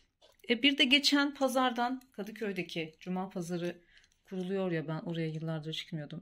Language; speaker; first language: Turkish; native; Turkish